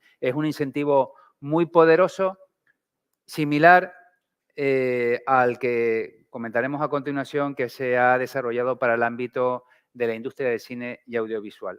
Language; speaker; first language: Spanish; native; Spanish